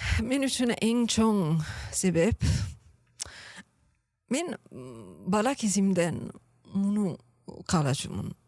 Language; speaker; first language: Kyrgyz; non-native, learner; Italian